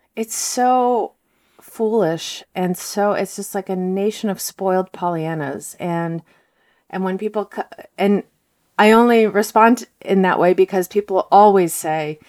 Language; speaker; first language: English; early bilingual, heritage; Russian